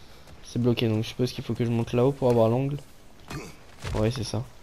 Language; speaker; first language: French; native; French